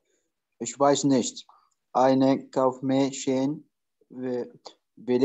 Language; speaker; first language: German; non-native, learner; Arabic